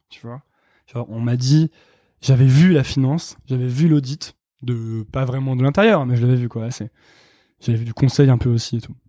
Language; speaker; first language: French; native; French